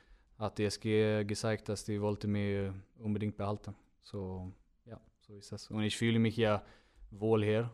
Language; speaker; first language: German; non-native, fluent; Swedish